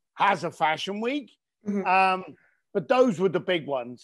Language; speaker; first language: English; native; English